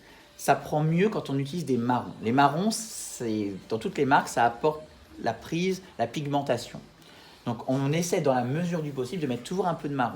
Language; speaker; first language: French; native; French